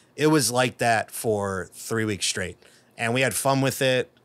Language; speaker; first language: English; native; English